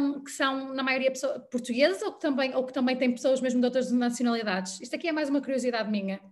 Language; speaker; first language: Portuguese; native; Portuguese